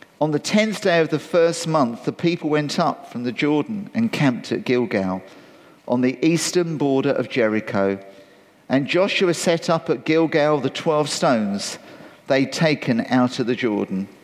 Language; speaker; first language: English; native; English